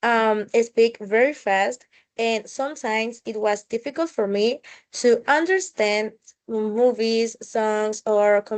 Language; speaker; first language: English; non-native, fluent; Spanish